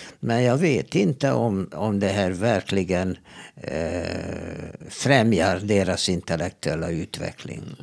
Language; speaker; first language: Swedish; non-native, fluent; Hungarian